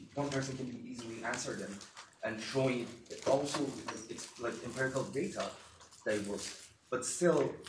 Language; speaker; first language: English; non-native, fluent; Persian